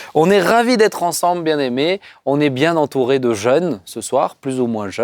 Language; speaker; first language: French; native; French